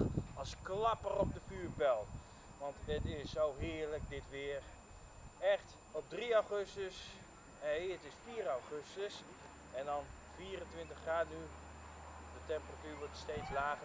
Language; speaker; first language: Dutch; native; Dutch